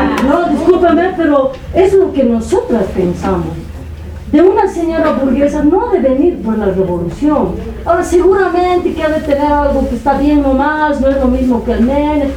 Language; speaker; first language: Spanish; native; Spanish